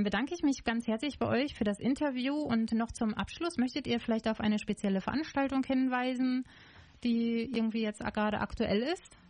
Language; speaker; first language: German; native; German